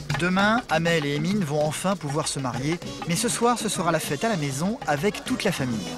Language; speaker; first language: French; native; French